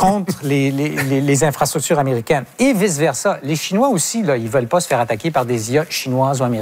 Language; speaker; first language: French; native; French